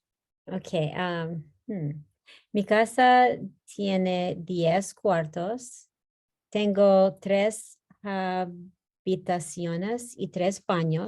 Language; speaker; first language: Spanish; non-native, learner; English